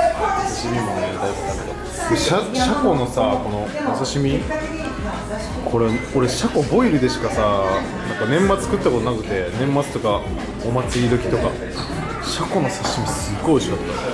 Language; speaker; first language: Japanese; native; Japanese